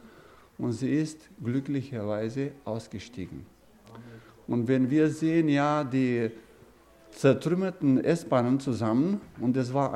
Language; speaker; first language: German; non-native, fluent; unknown